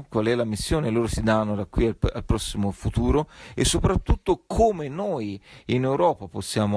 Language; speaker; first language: Italian; native; Italian